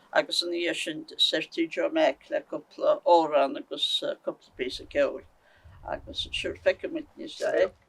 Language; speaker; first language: Irish; native; Irish